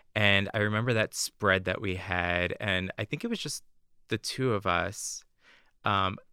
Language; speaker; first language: English; native; English